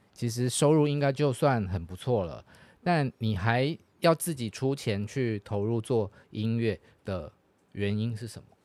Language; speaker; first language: Chinese; native; Chinese